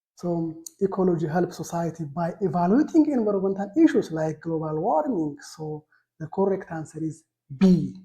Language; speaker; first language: English; non-native, local second language; Amharic